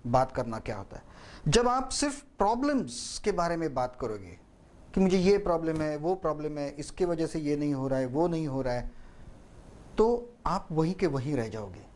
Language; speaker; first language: Hindi; native; Hindi